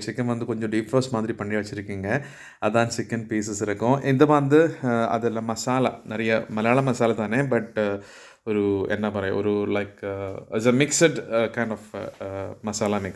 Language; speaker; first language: Tamil; non-native, learner; Malayalam